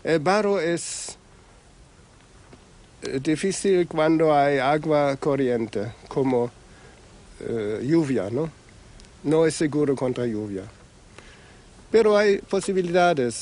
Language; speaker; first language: Spanish; non-native, fluent; German